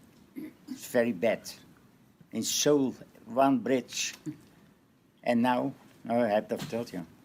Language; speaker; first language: English; non-native, learner; Dutch